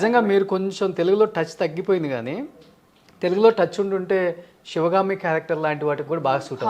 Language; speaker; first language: Telugu; native; Telugu